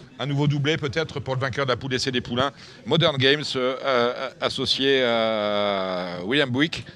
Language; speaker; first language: French; native; French